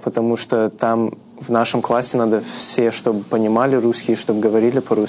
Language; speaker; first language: Russian; early bilingual, heritage; Russian